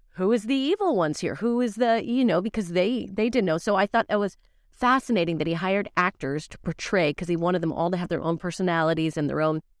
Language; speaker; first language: English; native; English